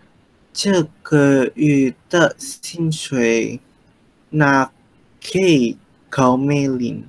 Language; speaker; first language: Chinese; non-native, learner; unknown